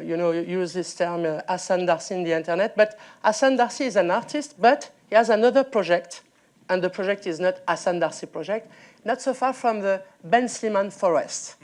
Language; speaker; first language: English; non-native, learner; French